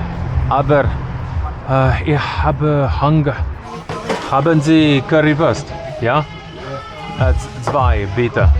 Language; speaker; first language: German; non-native, learner; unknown